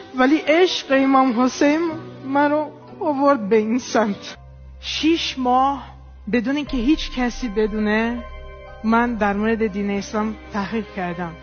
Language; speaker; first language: Persian; non-native, fluent; Portuguese